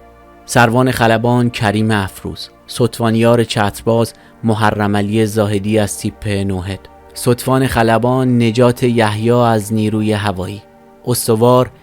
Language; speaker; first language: Persian; native; Persian